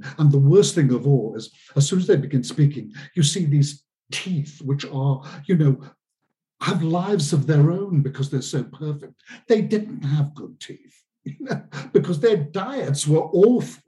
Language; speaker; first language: English; native; English